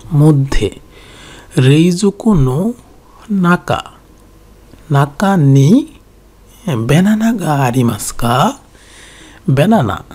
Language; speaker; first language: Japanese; non-native, learner; Bangla